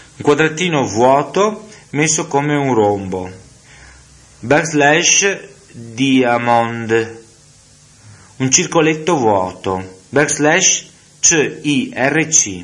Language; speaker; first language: Italian; native; Italian